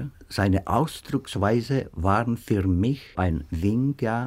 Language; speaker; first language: German; non-native, fluent; Czech